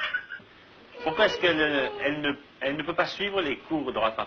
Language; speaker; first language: French; native; French